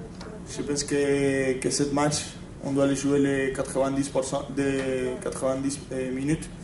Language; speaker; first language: French; non-native, fluent; Spanish